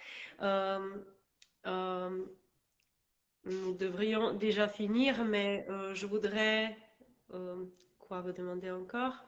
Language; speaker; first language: French; non-native, learner; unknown